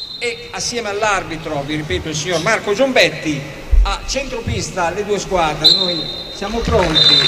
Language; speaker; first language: Italian; native; Italian